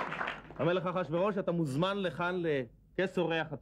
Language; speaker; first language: Hebrew; native; Hebrew